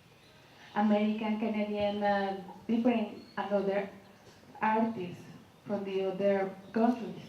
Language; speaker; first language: English; non-native, learner; Spanish